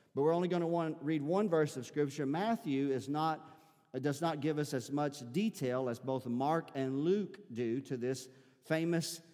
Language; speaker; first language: English; native; English